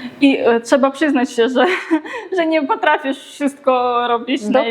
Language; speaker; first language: Polish; native; Polish